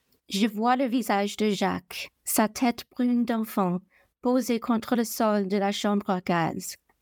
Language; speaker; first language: French; non-native, fluent; English